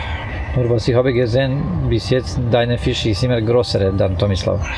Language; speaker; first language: German; non-native, learner; Croatian